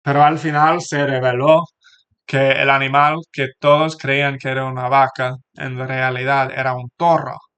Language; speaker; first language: Spanish; non-native, learner; English